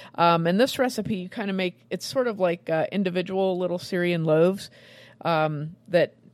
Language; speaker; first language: English; native; English